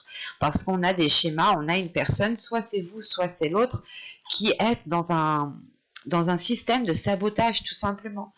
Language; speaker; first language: French; native; French